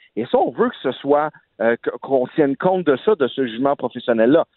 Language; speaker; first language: French; native; French